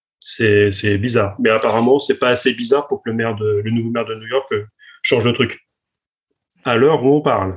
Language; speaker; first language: French; native; French